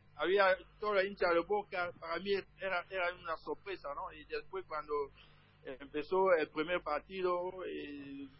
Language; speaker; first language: Spanish; non-native, learner; French